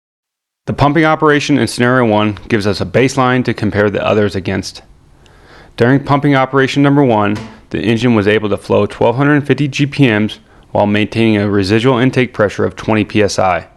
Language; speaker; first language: English; native; English